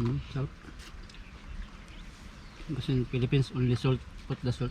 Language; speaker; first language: English; non-native, local second language; Filipino